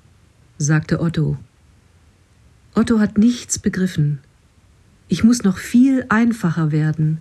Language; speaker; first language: German; non-native, fluent; English